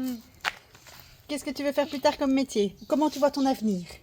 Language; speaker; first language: French; native; French